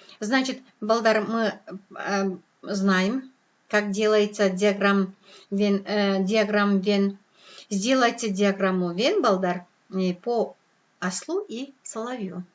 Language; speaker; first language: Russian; non-native, local second language; Kyrgyz